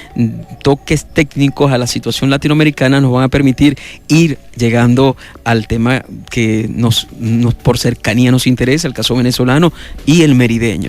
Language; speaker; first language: Spanish; native; Spanish